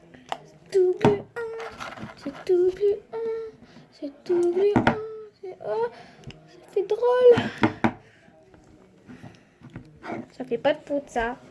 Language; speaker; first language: French; native; French